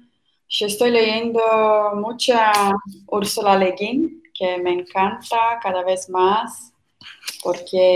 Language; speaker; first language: Spanish; non-native, fluent; Portuguese